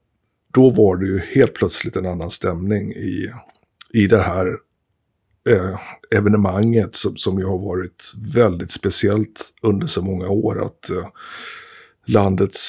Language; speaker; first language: Swedish; native; Swedish